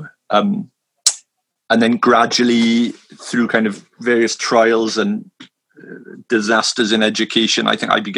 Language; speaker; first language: English; native; English